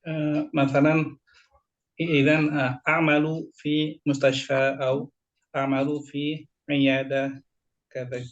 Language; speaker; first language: Arabic; non-native, fluent; Indonesian